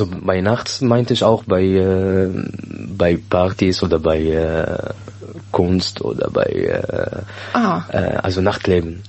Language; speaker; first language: German; non-native, learner; Arabic